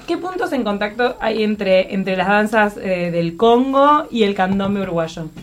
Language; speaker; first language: Spanish; native; Spanish